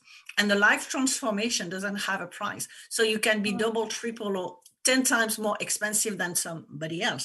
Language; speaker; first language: English; non-native, fluent; French